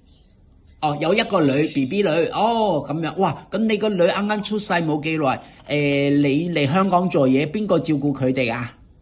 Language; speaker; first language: Cantonese; native; Cantonese